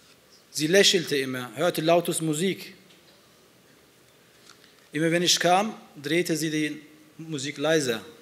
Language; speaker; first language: German; early bilingual, other home language; Turkish